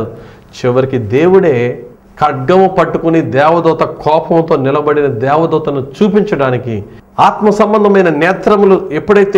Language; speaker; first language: Telugu; native; Telugu